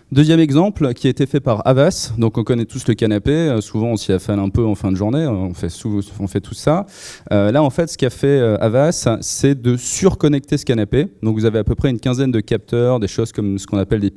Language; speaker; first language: French; native; French